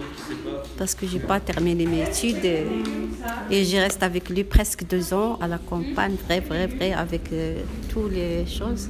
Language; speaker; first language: French; non-native, learner; Arabic